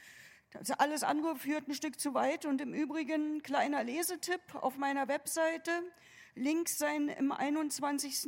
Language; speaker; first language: German; native; German